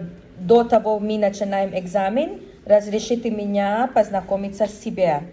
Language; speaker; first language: Russian; non-native, learner; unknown